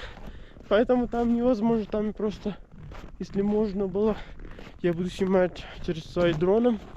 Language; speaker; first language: Russian; non-native, learner; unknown